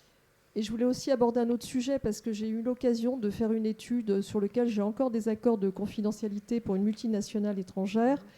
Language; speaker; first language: French; native; French